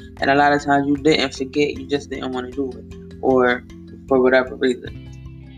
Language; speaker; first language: English; native; English